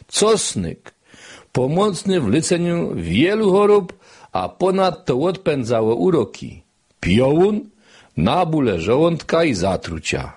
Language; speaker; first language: Polish; native; Polish